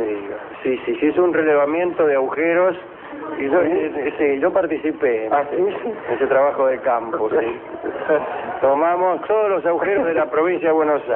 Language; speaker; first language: Spanish; native; Spanish